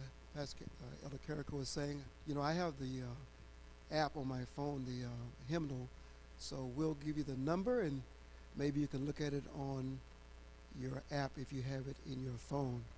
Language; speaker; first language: English; native; English